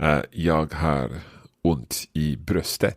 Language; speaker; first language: Swedish; non-native, learner; English